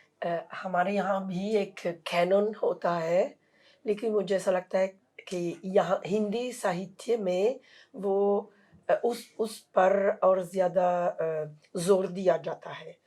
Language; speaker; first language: Hindi; non-native, fluent; Italian